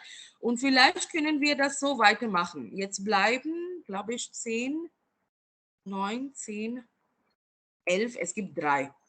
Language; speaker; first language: German; non-native, fluent; Marathi